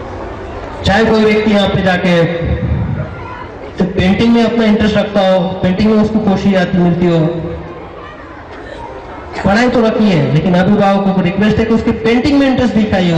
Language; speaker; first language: Hindi; non-native, local second language; Marathi